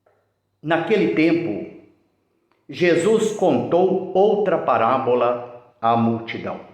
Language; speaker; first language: Portuguese; native; Portuguese